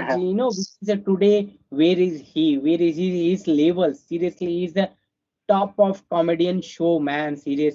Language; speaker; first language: English; non-native, fluent; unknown